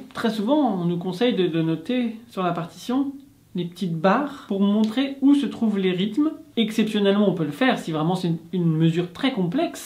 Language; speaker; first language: French; native; French